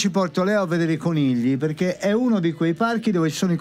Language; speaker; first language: Italian; native; Italian